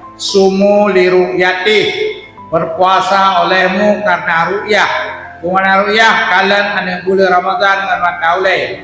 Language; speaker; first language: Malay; non-native, local second language; Achinese